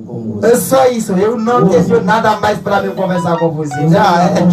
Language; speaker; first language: Portuguese; non-native, learner; Haitian Creole